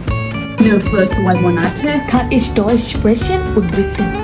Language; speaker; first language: German; non-native, learner; Thai